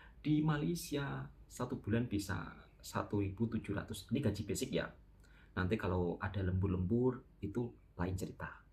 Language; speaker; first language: Indonesian; native; Indonesian